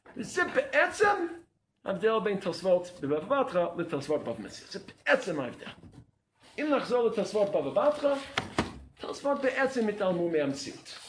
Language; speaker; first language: Hebrew; non-native, fluent; English